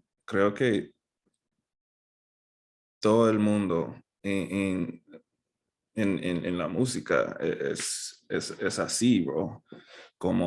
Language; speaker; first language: Spanish; non-native, fluent; English